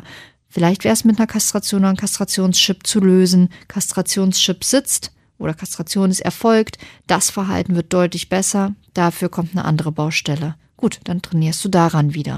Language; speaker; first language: German; native; German